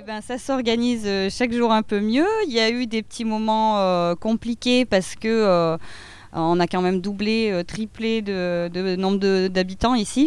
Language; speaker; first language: French; native; French